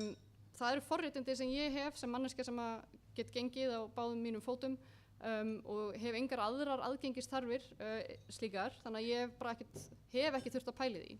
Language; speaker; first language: Icelandic; native; Icelandic